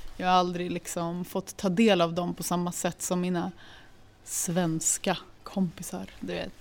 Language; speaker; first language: Swedish; early bilingual, other home language; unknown